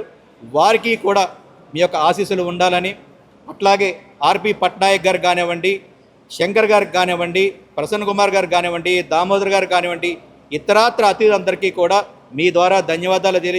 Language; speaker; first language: Telugu; native; Telugu